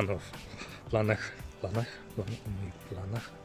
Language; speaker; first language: Russian; non-native, learner; Finnish